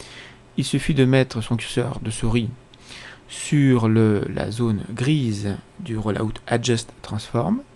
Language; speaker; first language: French; native; French